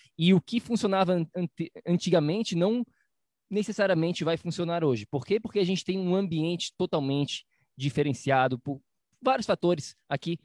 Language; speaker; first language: Portuguese; native; Portuguese